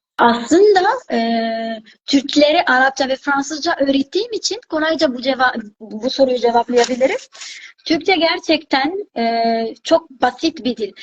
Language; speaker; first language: Turkish; non-native, fluent; Arabic